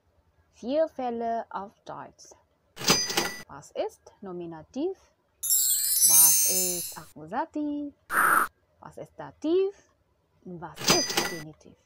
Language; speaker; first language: German; non-native, fluent; Indonesian